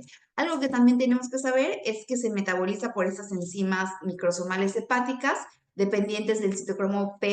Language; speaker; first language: Spanish; native; Spanish